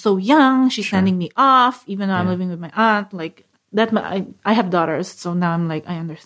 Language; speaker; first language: English; non-native, local second language; Filipino